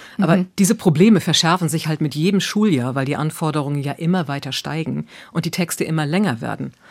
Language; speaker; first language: German; native; German